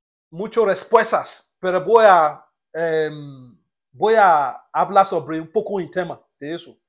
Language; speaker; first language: Spanish; non-native, learner; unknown